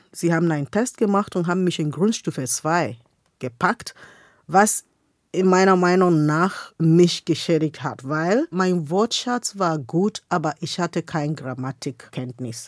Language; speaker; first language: German; non-native, fluent; Igbo